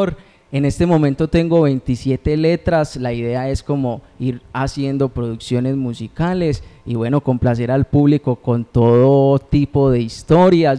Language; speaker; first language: Spanish; native; Spanish